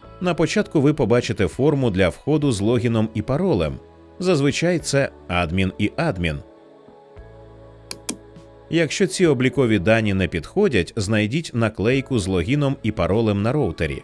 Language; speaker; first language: Ukrainian; native; Ukrainian